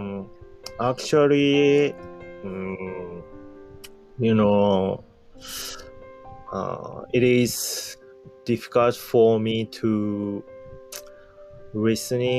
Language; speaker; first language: English; non-native, learner; Japanese